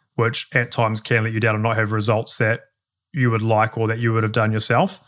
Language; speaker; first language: English; native; English